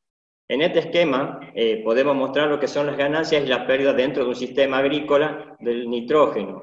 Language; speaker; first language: Spanish; native; Spanish